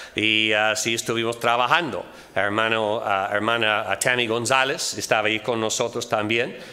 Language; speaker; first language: Spanish; non-native, fluent; English